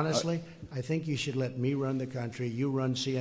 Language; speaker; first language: English; native; English